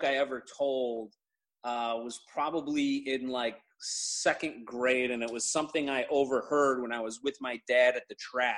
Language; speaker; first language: English; native; English